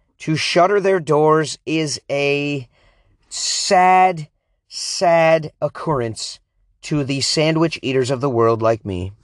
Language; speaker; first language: English; native; English